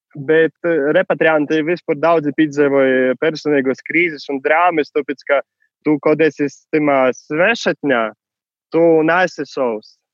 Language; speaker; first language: Latvian; non-native, fluent; Russian